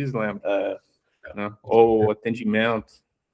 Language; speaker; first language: Portuguese; early bilingual, heritage; English